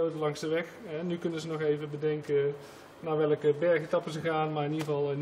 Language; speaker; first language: Dutch; native; Dutch